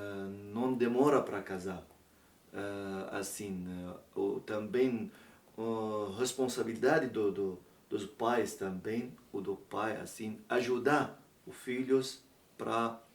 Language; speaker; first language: Portuguese; non-native, learner; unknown